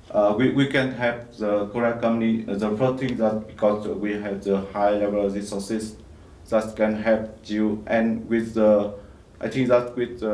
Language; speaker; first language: English; non-native, learner; Vietnamese